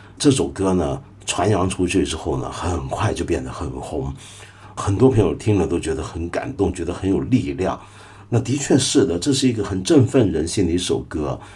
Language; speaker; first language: Chinese; non-native, local second language; Cantonese